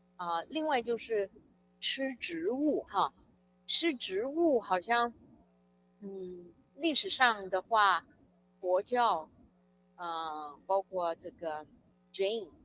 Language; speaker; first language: Chinese; early bilingual, heritage; English